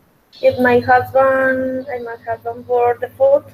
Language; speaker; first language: English; non-native, learner; Spanish